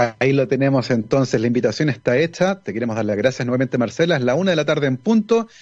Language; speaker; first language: Spanish; native; Spanish